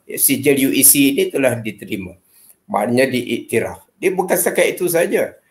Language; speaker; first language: Malay; native; Malay